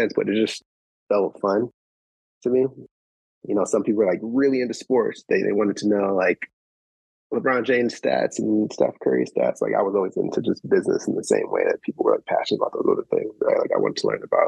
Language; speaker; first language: English; native; English